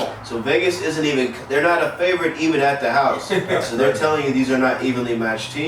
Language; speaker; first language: English; native; English